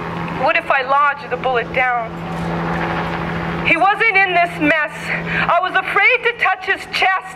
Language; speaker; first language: English; native; English